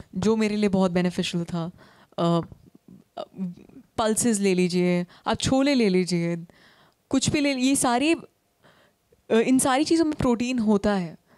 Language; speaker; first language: Hindi; native; Hindi